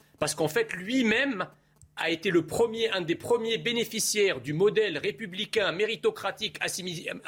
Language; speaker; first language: French; early bilingual, other home language; Arabic